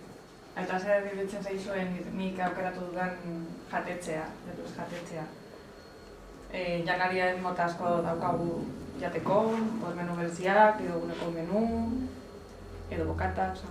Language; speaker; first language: Basque; non-native, learner; Spanish